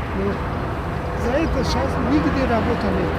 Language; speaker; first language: Russian; non-native, local second language; Tajik